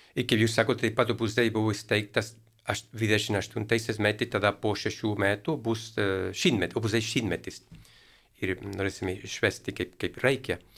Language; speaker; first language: Lithuanian; non-native, fluent; Spanish